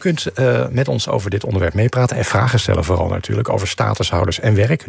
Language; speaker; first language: Dutch; native; Dutch